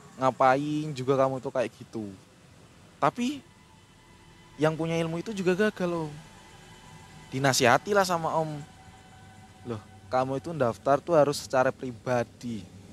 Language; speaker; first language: Indonesian; native; Indonesian